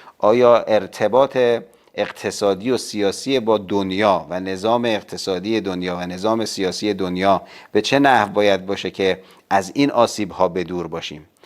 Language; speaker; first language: Persian; native; Persian